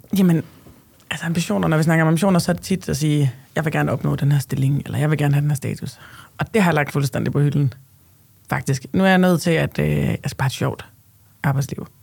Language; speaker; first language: Danish; native; Danish